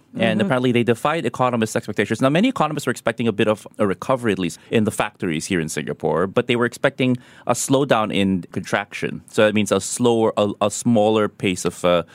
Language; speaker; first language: English; non-native, local second language; Filipino